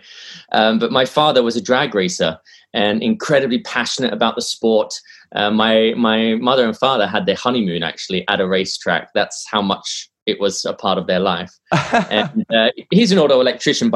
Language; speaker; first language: English; native; English